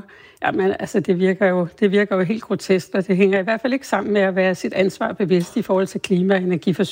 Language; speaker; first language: Danish; native; Danish